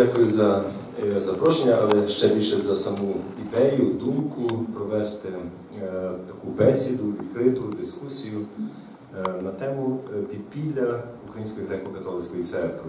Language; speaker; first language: Ukrainian; native; Ukrainian